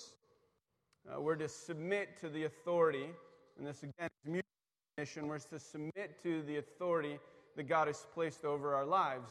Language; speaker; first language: English; native; English